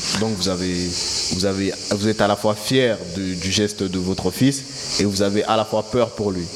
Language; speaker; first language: French; native; French